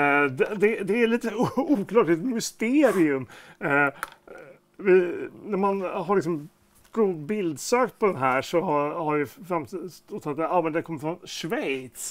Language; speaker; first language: Swedish; native; Swedish